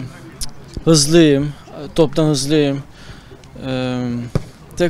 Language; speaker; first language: Turkish; early bilingual, heritage; Turkish